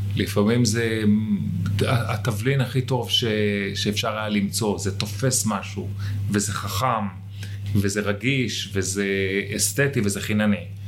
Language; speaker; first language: Hebrew; native; Hebrew